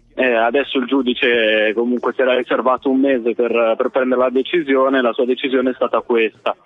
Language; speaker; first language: Italian; native; Italian